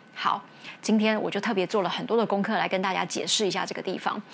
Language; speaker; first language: Chinese; non-native, local second language; Min Nan Chinese